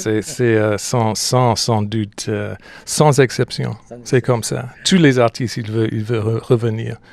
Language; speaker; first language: French; non-native, fluent; English